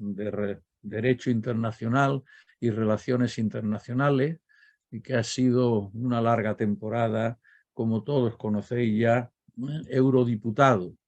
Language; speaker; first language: Spanish; native; Spanish